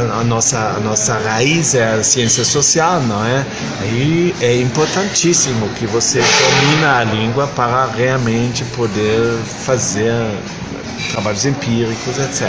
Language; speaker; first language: Portuguese; non-native, fluent; German